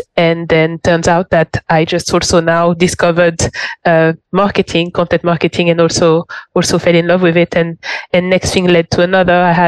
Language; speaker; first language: English; non-native, fluent; French